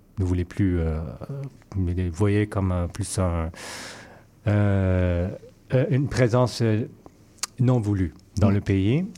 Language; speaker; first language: French; non-native, fluent; English